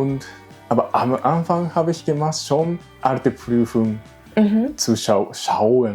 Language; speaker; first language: German; non-native, learner; Japanese